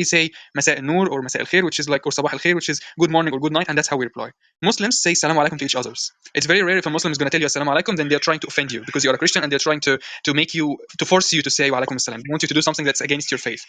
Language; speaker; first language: English; non-native, fluent; Arabic